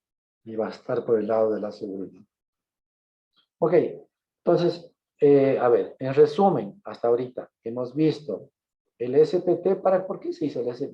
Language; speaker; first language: Spanish; native; Spanish